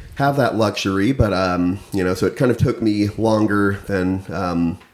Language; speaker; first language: English; native; English